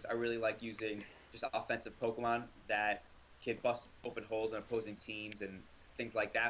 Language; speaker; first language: English; native; English